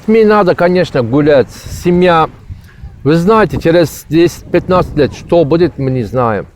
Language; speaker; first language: Russian; non-native, learner; Turkish